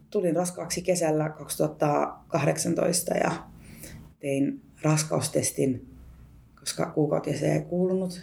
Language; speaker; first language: Finnish; early bilingual, other home language; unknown